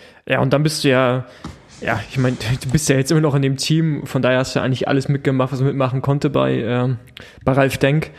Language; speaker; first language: German; native; German